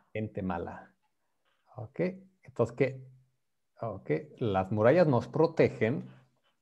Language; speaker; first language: Spanish; non-native, fluent; English